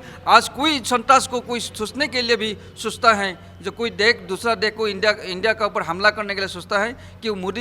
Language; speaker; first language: Hindi; non-native, local second language; Assamese